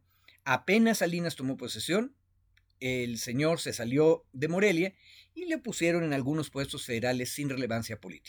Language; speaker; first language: Spanish; native; Spanish